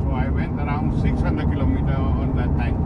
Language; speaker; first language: English; non-native, fluent; Thai